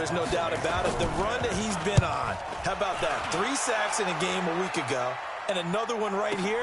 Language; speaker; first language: English; native; English